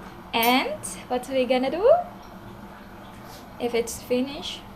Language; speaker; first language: English; non-native, local second language; Cebuano